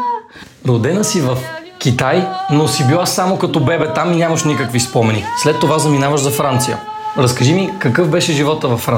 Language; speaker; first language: Bulgarian; native; Bulgarian